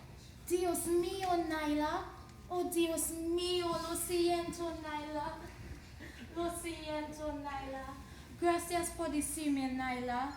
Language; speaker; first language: Spanish; non-native, learner; English